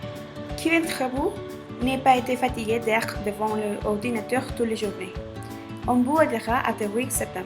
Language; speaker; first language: French; non-native, learner; Spanish